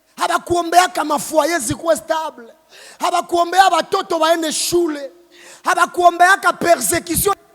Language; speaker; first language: Swahili; native; Swahili